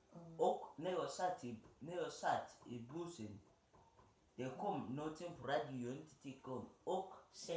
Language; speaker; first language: Swedish; early bilingual, other home language; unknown